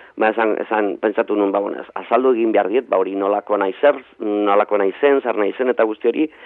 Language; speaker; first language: Basque; non-native, local second language; Spanish